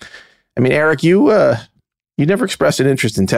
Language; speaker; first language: English; native; English